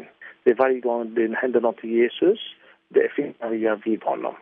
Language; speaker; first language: Swedish; non-native, fluent; Arabic